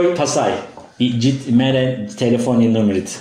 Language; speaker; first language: Albanian; non-native, learner; Turkish